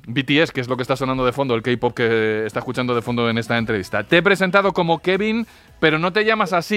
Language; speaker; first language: Spanish; native; Spanish